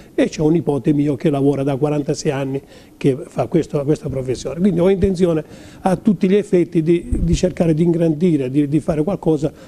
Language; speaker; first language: Italian; native; Italian